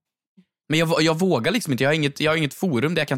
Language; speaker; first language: Swedish; native; Swedish